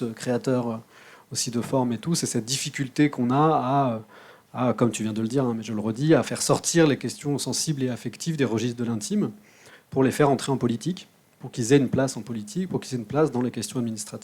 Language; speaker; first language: French; native; French